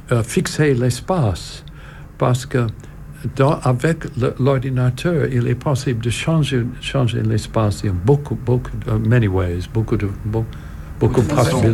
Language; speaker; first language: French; non-native, learner; English